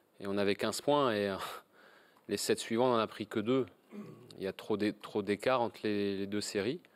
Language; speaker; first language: French; native; French